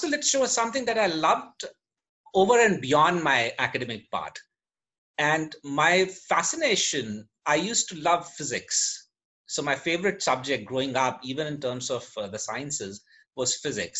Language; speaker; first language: English; native; English